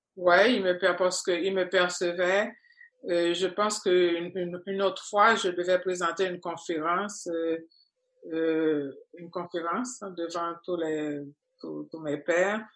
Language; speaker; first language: French; non-native, local second language; Haitian Creole